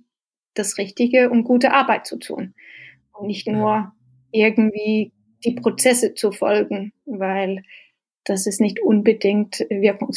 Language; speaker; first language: German; non-native, fluent; Danish